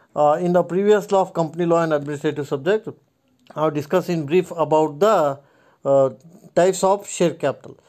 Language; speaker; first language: English; non-native, local second language; Kannada